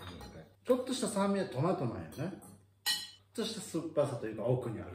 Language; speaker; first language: Japanese; native; Japanese